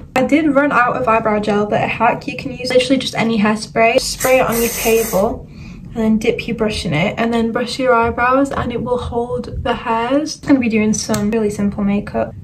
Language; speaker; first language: English; native; English